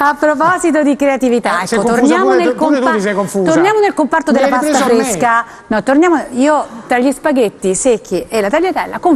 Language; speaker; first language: Italian; native; Italian